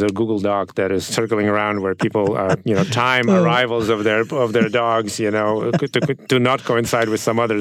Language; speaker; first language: English; non-native, fluent; Russian